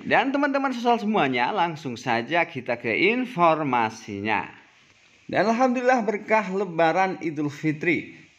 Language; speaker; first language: Indonesian; native; Indonesian